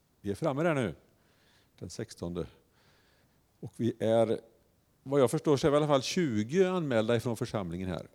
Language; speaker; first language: Swedish; native; Swedish